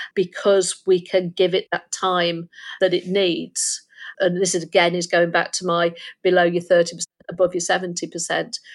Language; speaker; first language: English; native; English